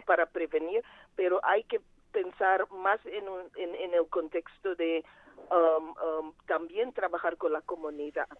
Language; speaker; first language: Spanish; non-native, fluent; Portuguese